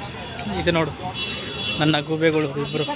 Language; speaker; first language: Kannada; early bilingual, heritage; Kannada